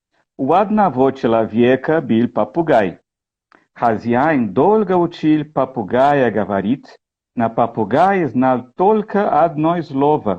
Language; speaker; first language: Russian; non-native, learner; Portuguese